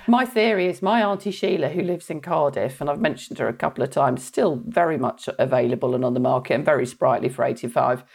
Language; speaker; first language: English; native; English